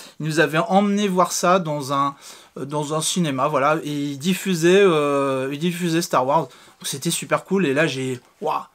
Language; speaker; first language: French; native; French